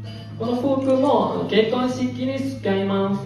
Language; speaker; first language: Japanese; non-native, learner; Indonesian